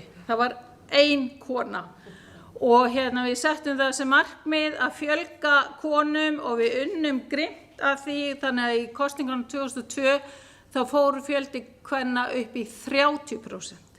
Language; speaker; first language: Icelandic; native; Icelandic